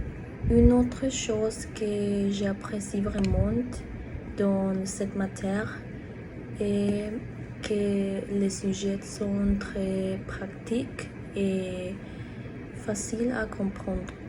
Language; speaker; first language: French; non-native, learner; Spanish